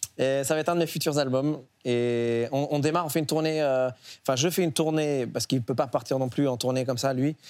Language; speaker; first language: French; early bilingual, other home language; Arabic